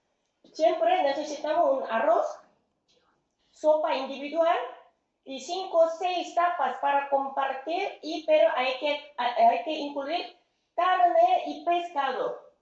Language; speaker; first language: Spanish; non-native, fluent; Korean